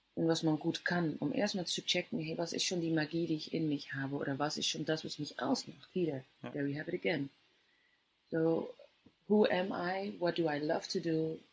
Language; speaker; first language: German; non-native, fluent; Dutch